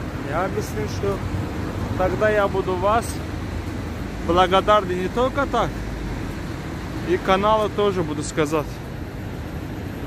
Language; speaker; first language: Russian; non-native, learner; Azerbaijani